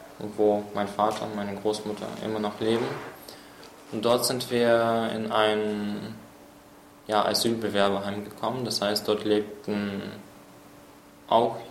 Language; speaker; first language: German; early bilingual, other home language; Russian